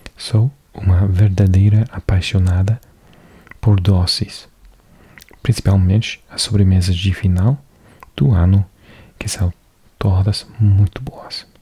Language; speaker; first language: Portuguese; non-native, learner; English